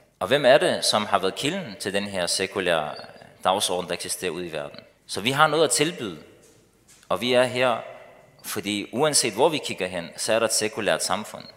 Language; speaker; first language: Danish; early bilingual, other home language; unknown